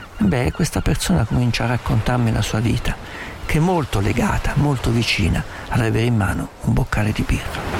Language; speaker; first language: Italian; native; Italian